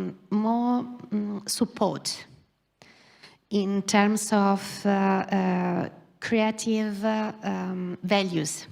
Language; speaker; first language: English; non-native, fluent; Italian